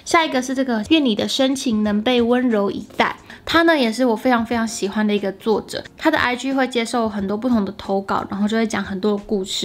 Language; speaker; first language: Chinese; native; Chinese